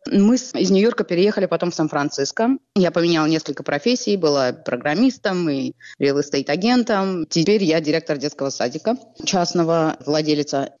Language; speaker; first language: Russian; native; Russian